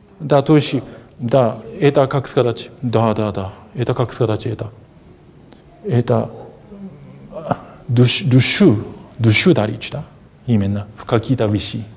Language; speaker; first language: Russian; non-native, fluent; Japanese